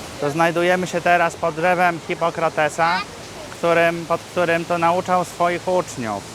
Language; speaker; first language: Polish; native; Polish